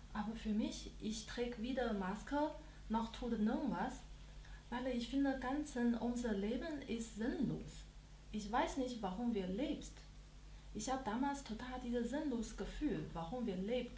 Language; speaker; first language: German; non-native, learner; Chinese